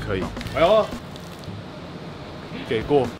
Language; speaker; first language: Chinese; native; Chinese